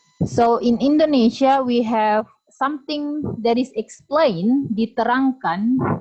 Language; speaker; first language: English; non-native, fluent; Indonesian